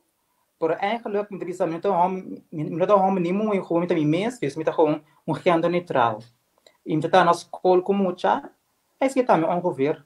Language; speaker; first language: Dutch; non-native, local second language; Papiamento